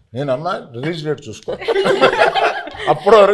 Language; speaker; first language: Telugu; native; Telugu